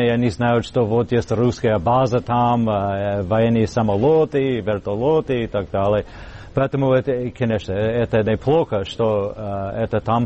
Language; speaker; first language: Russian; non-native, learner; English